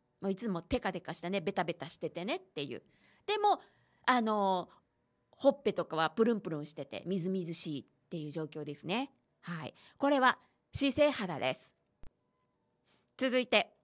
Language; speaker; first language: Japanese; native; Japanese